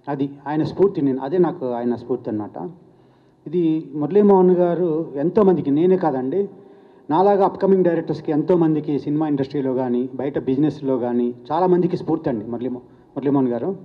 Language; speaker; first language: Telugu; native; Telugu